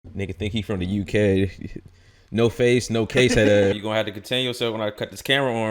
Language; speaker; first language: English; native; English